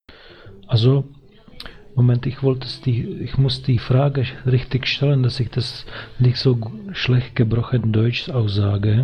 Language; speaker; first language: German; non-native, fluent; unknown